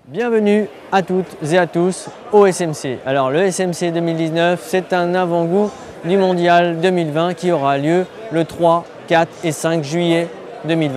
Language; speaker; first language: French; native; French